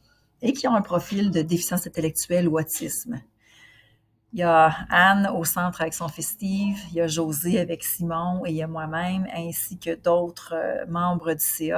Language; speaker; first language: French; native; French